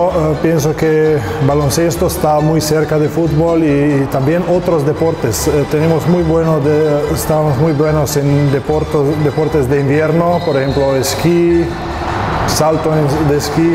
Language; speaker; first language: Spanish; non-native, fluent; Slovenian